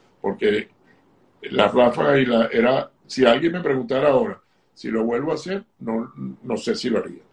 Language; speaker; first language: Spanish; native; Spanish